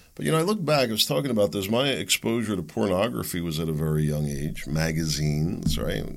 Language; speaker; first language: English; early bilingual, other home language; German